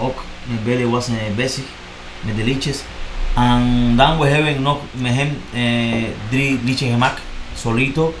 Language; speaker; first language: Dutch; non-native, learner; Spanish